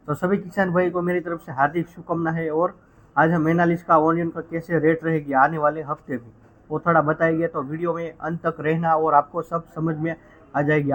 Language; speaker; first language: Hindi; non-native, local second language; Gujarati